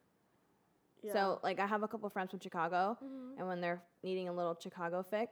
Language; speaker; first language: English; early bilingual, other home language; Spanish